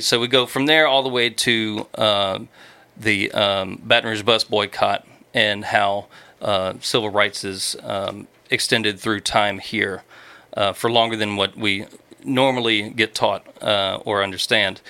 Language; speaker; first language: English; native; English